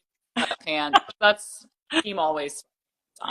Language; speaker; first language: English; native; English